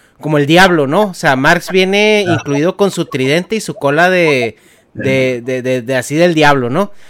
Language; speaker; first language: Spanish; native; Spanish